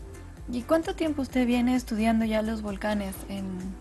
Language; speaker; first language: Spanish; native; Spanish